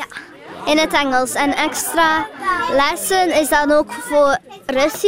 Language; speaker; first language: Dutch; early bilingual, heritage; Dutch